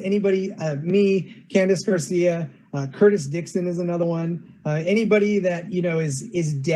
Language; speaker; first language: English; native; English